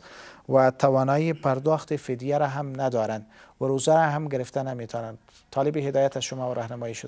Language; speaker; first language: Persian; native; Persian